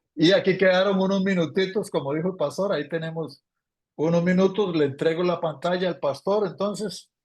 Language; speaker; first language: Spanish; native; Spanish